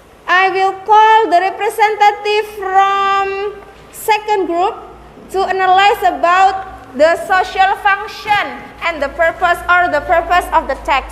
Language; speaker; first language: English; non-native, learner; Indonesian